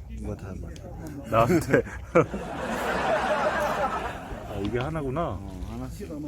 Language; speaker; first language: Korean; native; Korean